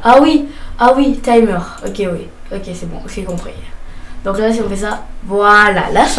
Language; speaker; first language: French; native; French